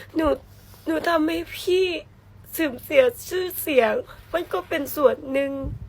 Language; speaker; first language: Thai; early bilingual, other home language; Vietnamese